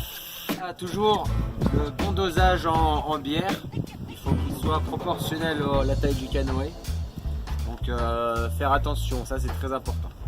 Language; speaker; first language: French; native; French